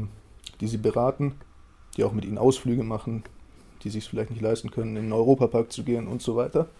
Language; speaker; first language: German; native; German